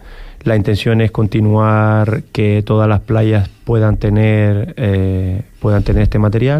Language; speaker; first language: Spanish; native; Spanish